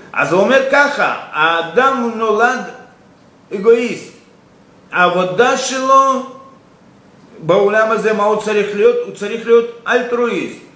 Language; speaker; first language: Hebrew; non-native, fluent; Russian